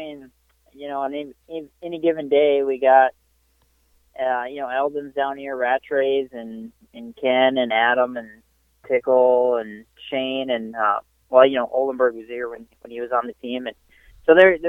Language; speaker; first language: English; native; English